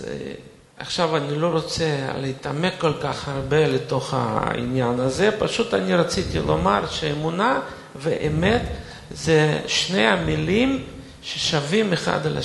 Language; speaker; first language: Hebrew; non-native, fluent; Russian